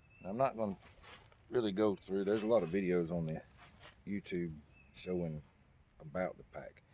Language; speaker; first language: English; native; English